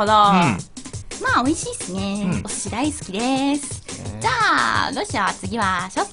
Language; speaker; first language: Japanese; native; Japanese